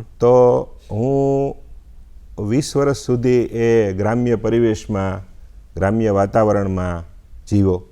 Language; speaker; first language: Gujarati; native; Gujarati